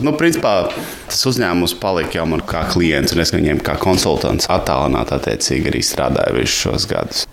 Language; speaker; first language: Latvian; native; Latvian